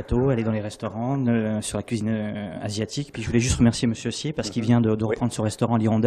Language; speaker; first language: French; native; French